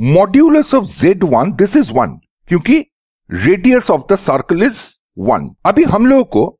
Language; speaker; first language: Hindi; native; Hindi